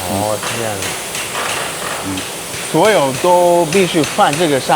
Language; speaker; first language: Chinese; non-native, learner; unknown